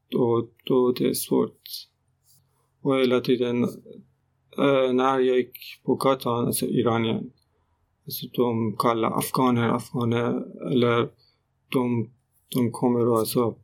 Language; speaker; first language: Swedish; non-native, learner; Persian